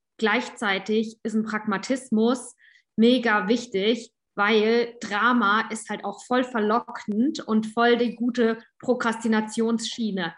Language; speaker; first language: German; native; German